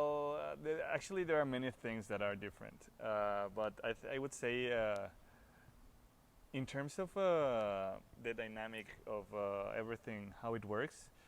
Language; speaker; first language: English; non-native, fluent; Spanish